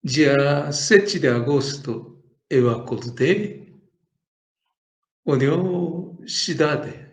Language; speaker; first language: Portuguese; non-native, learner; Japanese